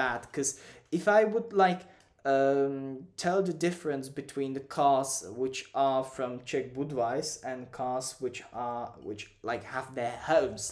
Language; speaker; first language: English; non-native, fluent; Czech